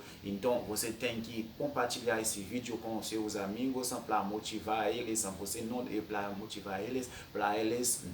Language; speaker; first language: Portuguese; non-native, fluent; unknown